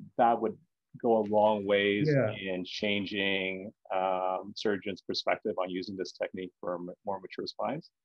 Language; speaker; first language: English; native; English